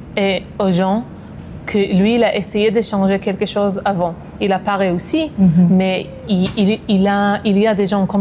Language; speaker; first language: French; non-native, fluent; Hebrew